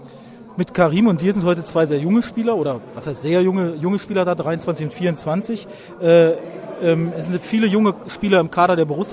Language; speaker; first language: German; native; German